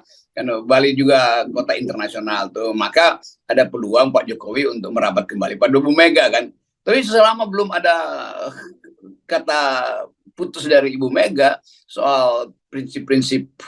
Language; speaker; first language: Indonesian; native; Indonesian